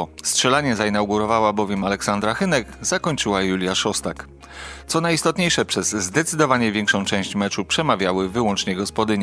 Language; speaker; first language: Polish; native; Polish